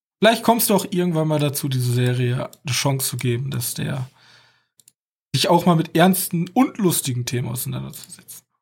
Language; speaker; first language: German; native; German